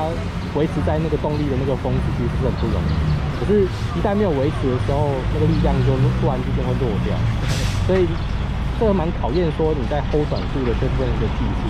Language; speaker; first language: Chinese; native; Chinese